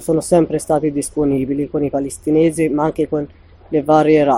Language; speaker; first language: Italian; non-native, fluent; Arabic